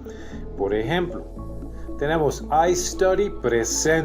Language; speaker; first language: Spanish; non-native, fluent; English